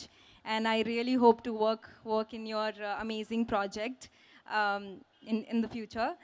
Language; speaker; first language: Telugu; non-native, learner; Hindi